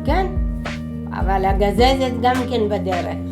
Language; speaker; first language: Hebrew; early bilingual, other home language; Arabic